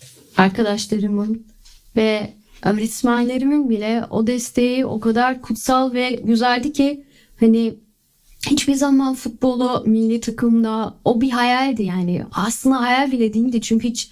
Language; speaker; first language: Turkish; early bilingual, heritage; Turkish